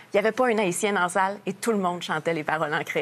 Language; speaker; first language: French; native; French